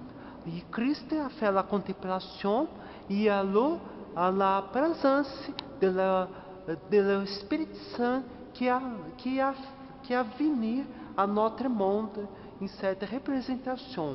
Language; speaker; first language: French; non-native, learner; Portuguese